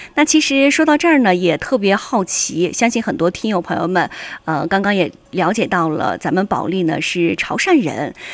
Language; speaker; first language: Chinese; native; Chinese